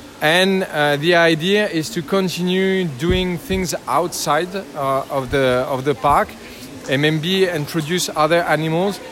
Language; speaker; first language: English; non-native, learner; French